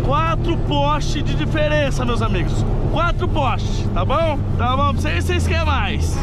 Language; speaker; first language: Portuguese; native; Portuguese